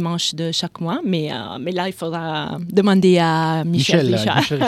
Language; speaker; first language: French; non-native, fluent; Italian